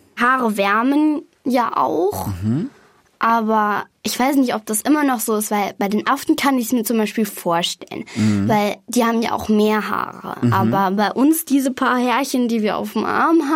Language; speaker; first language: German; native; German